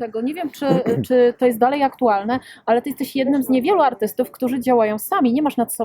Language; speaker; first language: Polish; native; Polish